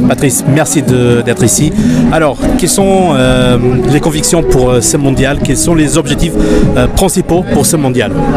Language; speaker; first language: French; non-native, learner; Portuguese